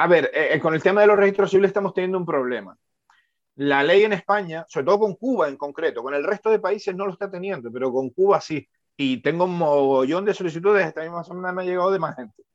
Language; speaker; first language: Spanish; native; Spanish